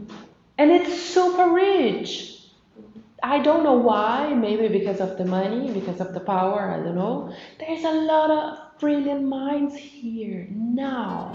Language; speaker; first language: English; non-native, fluent; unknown